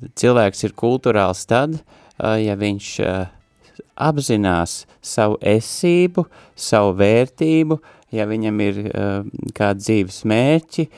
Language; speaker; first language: Latvian; native; Latvian